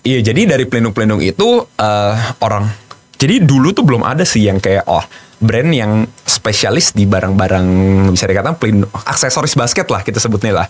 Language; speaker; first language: Indonesian; native; Indonesian